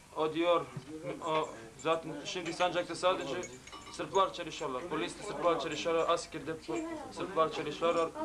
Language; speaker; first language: Turkish; non-native, learner; Bosnian